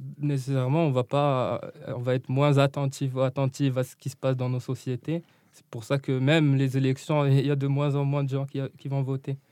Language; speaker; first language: French; non-native, local second language; Arabic